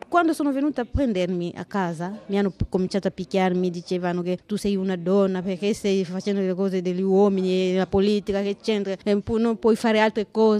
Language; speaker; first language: Italian; non-native, fluent; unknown